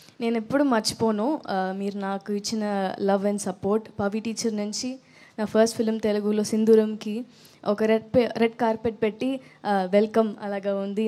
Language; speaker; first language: Telugu; non-native, fluent; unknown